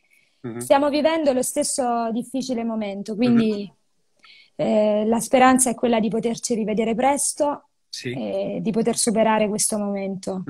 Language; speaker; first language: Italian; native; Italian